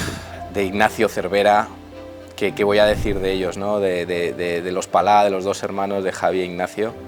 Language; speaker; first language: Spanish; native; Spanish